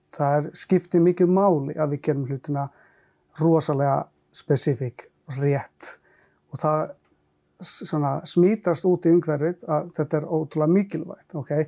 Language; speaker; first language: Icelandic; non-native, fluent; Finnish